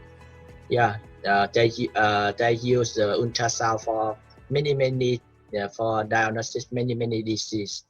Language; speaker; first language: English; non-native, learner; Vietnamese